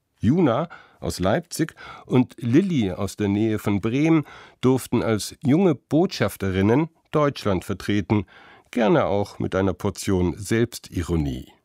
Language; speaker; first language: German; native; German